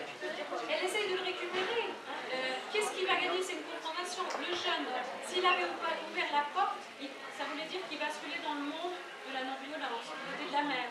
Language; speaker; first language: French; native; French